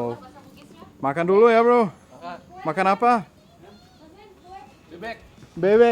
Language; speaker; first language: Indonesian; non-native, learner; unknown